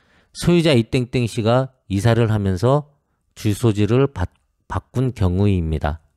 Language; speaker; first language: Korean; native; Korean